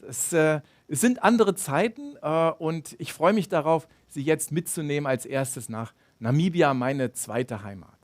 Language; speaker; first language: German; native; German